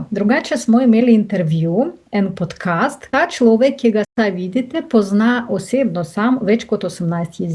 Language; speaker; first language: Slovenian; non-native, fluent; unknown